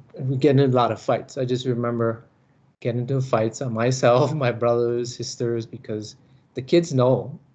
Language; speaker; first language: English; early bilingual, other home language; Lao